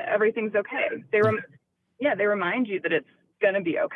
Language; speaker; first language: English; native; English